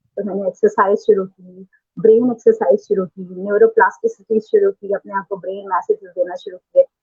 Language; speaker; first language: Urdu; native; Urdu